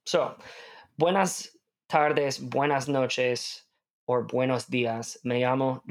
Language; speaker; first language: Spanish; non-native, fluent; English